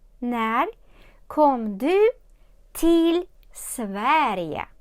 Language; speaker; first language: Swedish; non-native, fluent; Ukrainian